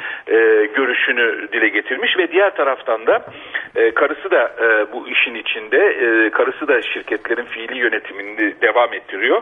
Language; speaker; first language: Turkish; native; Turkish